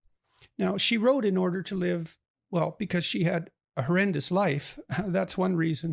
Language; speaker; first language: English; native; English